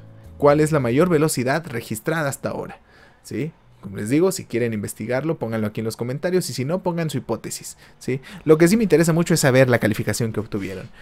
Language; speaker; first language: Spanish; native; Spanish